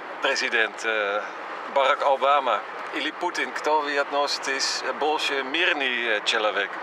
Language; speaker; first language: Russian; non-native, fluent; Dutch